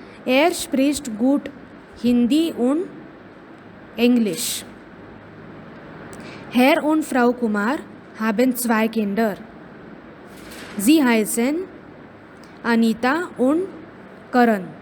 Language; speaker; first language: German; non-native, fluent; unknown